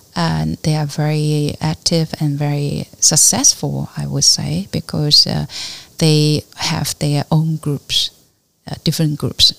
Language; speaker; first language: English; non-native, learner; Chinese